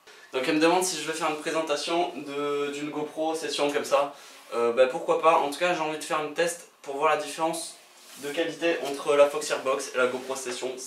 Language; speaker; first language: French; native; French